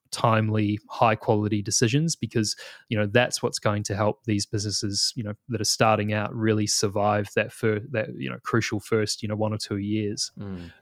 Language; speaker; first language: English; native; English